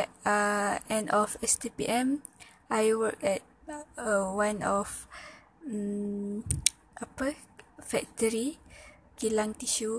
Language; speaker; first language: English; non-native, local second language; Malay